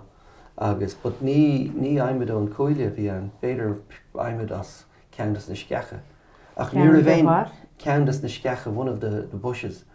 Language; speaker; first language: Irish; non-native, learner; English